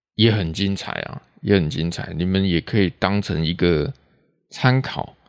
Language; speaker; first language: Chinese; non-native, local second language; Min Nan Chinese